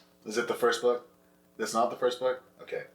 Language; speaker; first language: English; native; English